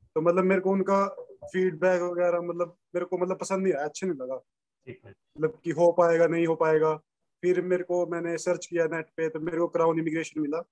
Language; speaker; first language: Hindi; native; Hindi